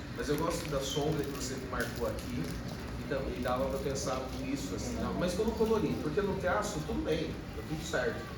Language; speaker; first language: Portuguese; native; Portuguese